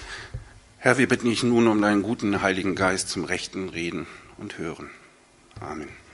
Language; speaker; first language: German; native; German